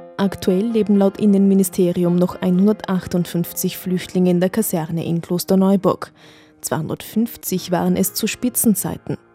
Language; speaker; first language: German; native; German